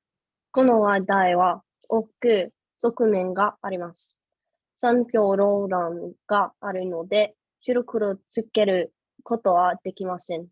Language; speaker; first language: Japanese; non-native, learner; English